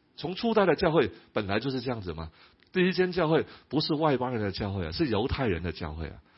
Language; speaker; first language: Chinese; non-native, local second language; Cantonese